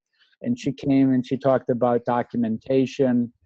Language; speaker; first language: English; native; English